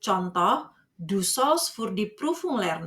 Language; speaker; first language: German; non-native, fluent; Indonesian